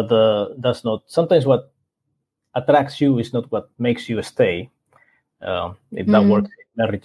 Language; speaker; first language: English; non-native, fluent; Spanish